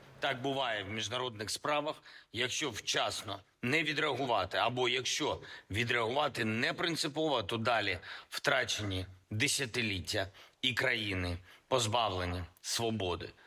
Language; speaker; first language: Ukrainian; non-native, fluent; Georgian